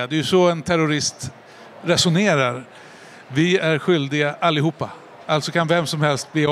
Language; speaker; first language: Swedish; native; Swedish